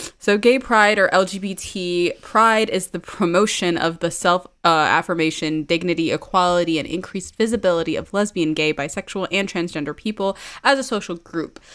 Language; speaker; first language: English; early bilingual, other home language; Amharic